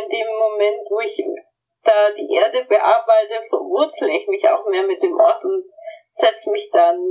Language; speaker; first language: German; native; German